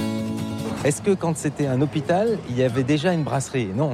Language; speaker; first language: French; native; French